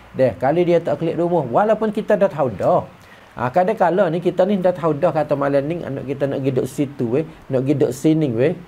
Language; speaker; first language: Malay; native; Malay